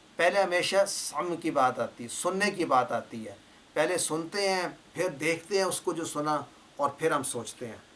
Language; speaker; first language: Urdu; native; Urdu